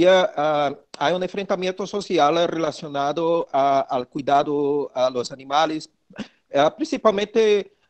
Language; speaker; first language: Spanish; non-native, fluent; Portuguese